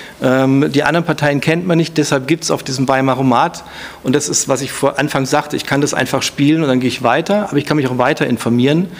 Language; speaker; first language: German; native; German